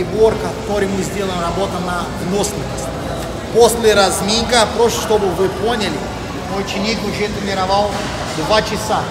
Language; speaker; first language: Russian; non-native, learner; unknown